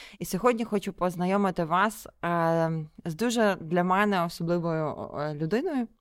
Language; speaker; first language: Ukrainian; native; Ukrainian